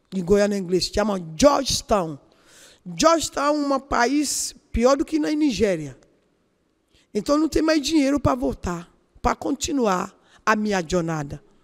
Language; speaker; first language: Portuguese; non-native, learner; Yoruba